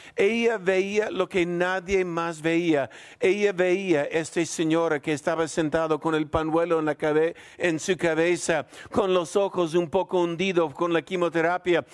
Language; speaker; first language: Spanish; non-native, fluent; English